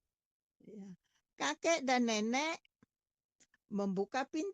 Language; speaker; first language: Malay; non-native, learner; Indonesian